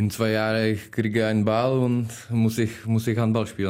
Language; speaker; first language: German; non-native, learner; Czech